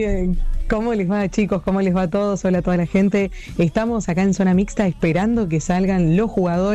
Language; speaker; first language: Spanish; native; Spanish